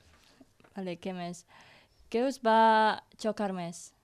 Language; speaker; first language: Catalan; non-native, learner; Indonesian